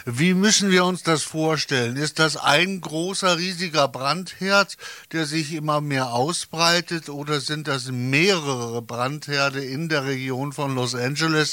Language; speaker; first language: German; native; German